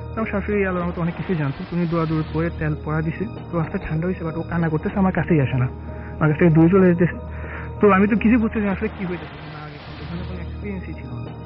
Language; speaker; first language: Bangla; native; Bangla